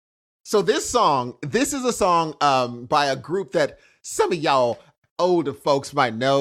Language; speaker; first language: English; native; English